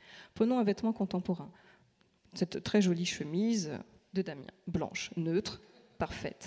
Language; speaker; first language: French; native; French